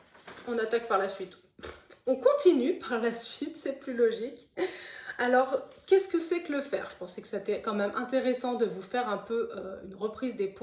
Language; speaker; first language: French; native; French